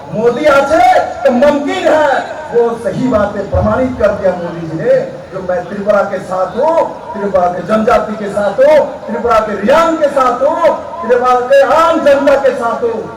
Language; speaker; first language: Hindi; non-native, local second language; Bangla